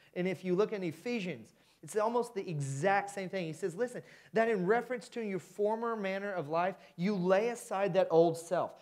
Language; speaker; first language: English; native; English